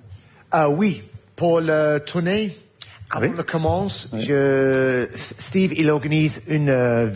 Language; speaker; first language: French; non-native, learner; English